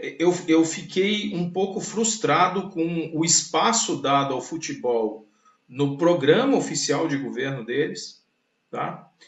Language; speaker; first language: Portuguese; native; Portuguese